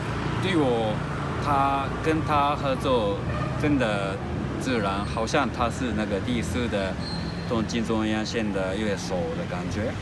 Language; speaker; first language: Chinese; non-native, learner; Japanese